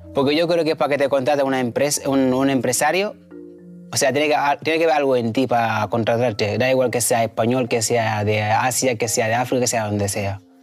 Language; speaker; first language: Spanish; non-native, fluent; Mandingo